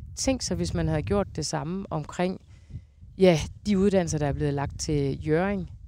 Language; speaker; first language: Danish; native; Danish